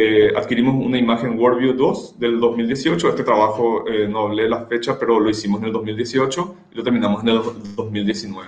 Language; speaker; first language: Spanish; native; Spanish